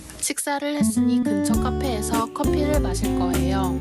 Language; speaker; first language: Korean; native; Korean